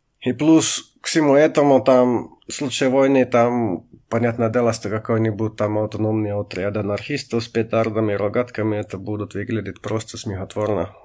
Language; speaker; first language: Russian; non-native, fluent; Finnish